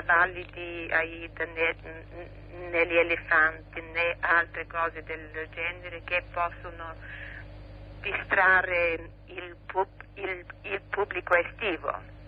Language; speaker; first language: Italian; non-native, fluent; Bulgarian